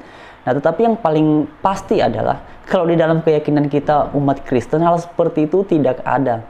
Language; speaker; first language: Indonesian; native; Indonesian